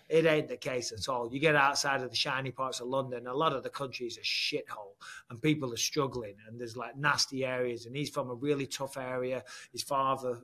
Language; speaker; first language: English; native; English